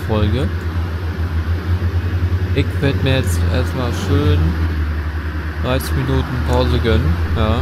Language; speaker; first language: German; native; German